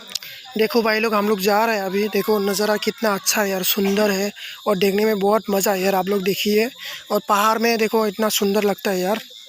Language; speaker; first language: Hindi; non-native, local second language; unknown